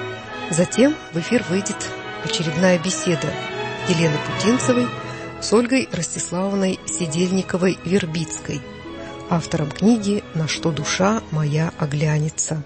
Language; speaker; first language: Russian; native; Russian